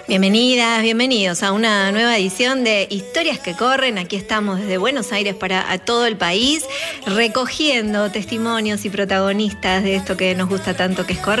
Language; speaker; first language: Spanish; native; Spanish